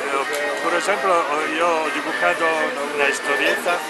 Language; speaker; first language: Spanish; non-native, learner; Italian